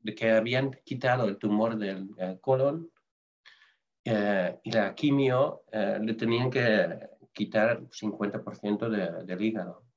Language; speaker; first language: Spanish; non-native, fluent; Dutch